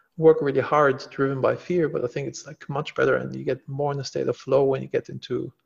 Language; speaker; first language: English; non-native, fluent; German